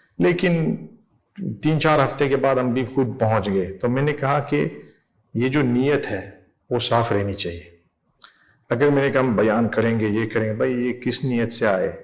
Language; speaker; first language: Urdu; non-native, fluent; English